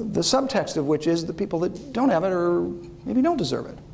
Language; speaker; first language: English; native; English